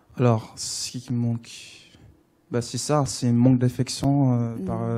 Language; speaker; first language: French; non-native, learner; English